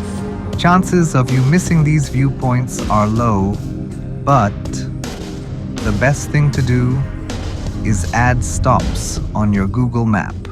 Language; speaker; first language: English; non-native, local second language; Sinhala